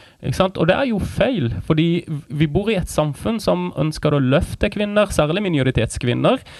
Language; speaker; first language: Norwegian; non-native, fluent; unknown